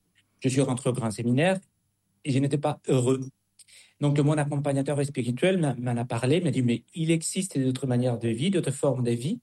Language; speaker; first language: French; non-native, fluent; Spanish